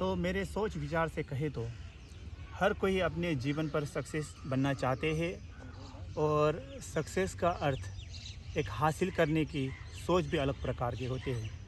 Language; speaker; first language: Hindi; non-native, local second language; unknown